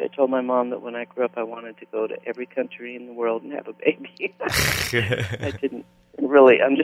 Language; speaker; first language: English; native; English